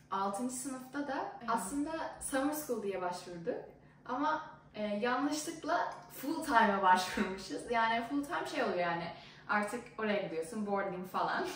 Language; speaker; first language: Turkish; early bilingual, heritage; Turkish